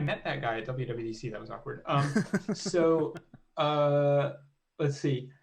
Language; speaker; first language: English; native; English